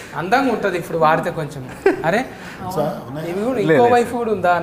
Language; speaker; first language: Telugu; native; Telugu